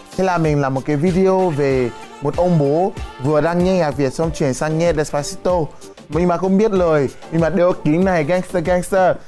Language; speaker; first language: Vietnamese; non-native, fluent; Yoruba